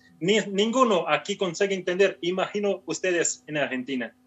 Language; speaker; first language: Spanish; non-native, fluent; Portuguese